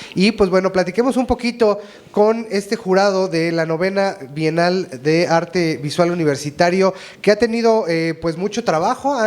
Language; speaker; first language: Spanish; native; Spanish